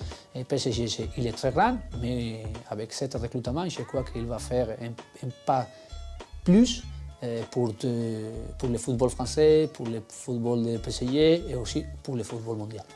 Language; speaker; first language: French; non-native, fluent; Spanish